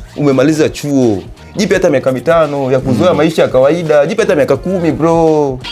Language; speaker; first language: Swahili; native; Swahili